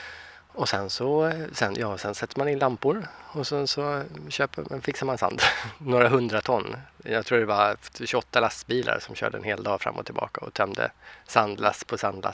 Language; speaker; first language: Swedish; native; Swedish